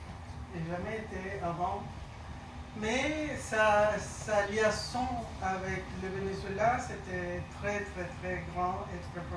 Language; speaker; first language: French; non-native, learner; Spanish